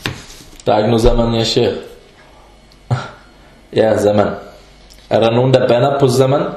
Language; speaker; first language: Danish; early bilingual, other home language; Arabic